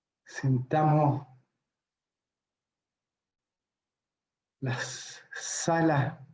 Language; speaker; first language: Spanish; native; Spanish